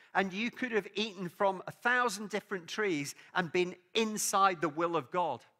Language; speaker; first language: English; native; English